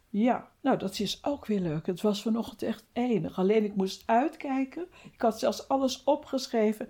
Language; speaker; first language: Dutch; native; Dutch